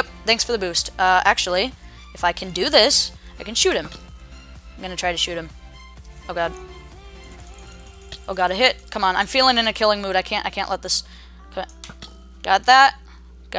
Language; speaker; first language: English; native; English